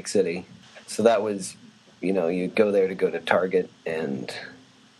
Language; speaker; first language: English; native; English